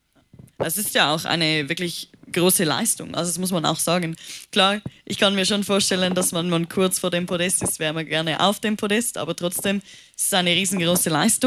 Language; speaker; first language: German; native; German